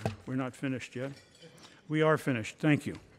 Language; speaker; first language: English; native; English